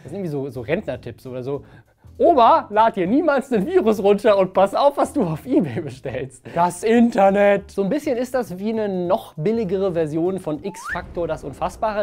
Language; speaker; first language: German; native; German